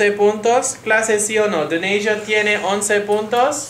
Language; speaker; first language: Spanish; non-native, fluent; English